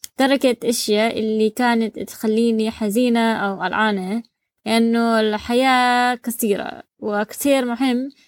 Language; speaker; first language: Arabic; non-native, learner; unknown